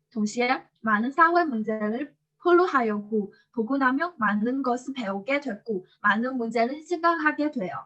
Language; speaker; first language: Korean; non-native, learner; Chinese